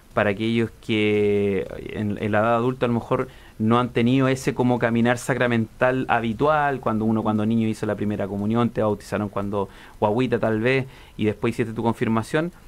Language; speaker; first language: Spanish; native; Spanish